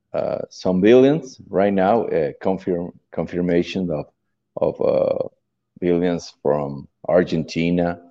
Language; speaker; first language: English; non-native, learner; Spanish